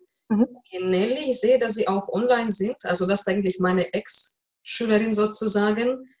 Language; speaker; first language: German; non-native, fluent; Russian